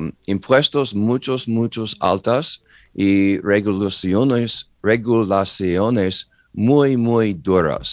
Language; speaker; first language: Spanish; non-native, learner; English